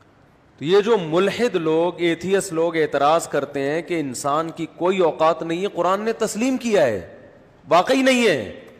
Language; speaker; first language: Urdu; native; Urdu